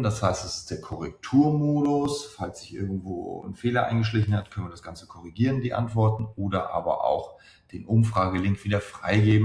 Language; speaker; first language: German; native; German